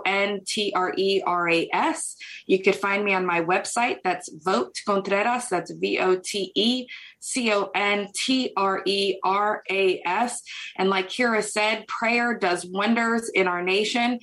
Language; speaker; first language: English; native; English